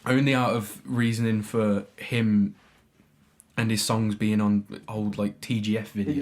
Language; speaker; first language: English; native; English